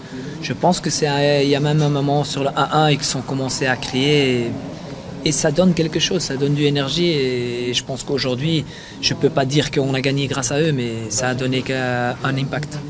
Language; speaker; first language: French; non-native, fluent; Dutch